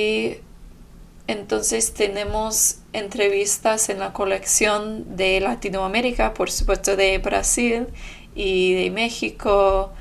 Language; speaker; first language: Spanish; non-native, fluent; English